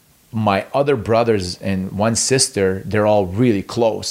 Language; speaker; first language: English; non-native, fluent; Arabic